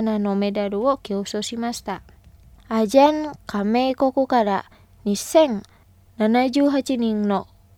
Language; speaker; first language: Japanese; non-native, fluent; Indonesian